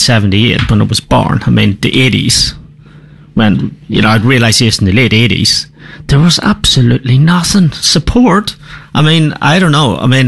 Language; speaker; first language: English; native; English